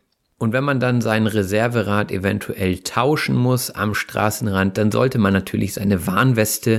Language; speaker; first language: German; native; German